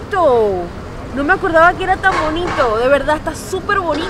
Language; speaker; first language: Spanish; native; Spanish